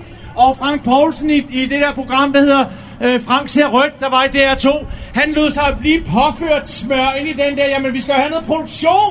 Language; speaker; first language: Danish; native; Danish